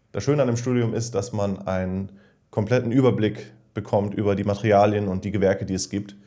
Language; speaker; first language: German; non-native, fluent; Danish